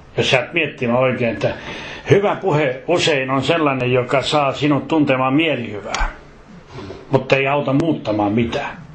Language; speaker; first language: Finnish; native; Finnish